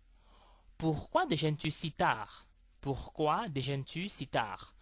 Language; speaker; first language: French; non-native, fluent; English